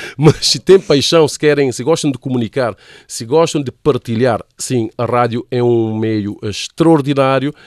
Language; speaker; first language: Portuguese; non-native, local second language; Kabuverdianu